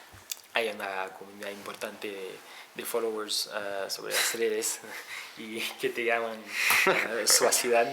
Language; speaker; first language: Spanish; non-native, fluent; French